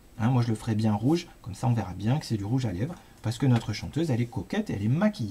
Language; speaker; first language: French; native; French